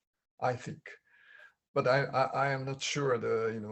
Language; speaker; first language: English; non-native, learner; Japanese